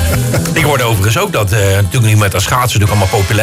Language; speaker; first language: Dutch; native; Dutch